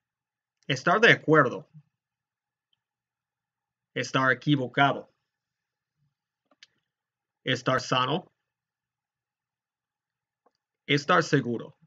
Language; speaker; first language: Spanish; non-native, fluent; English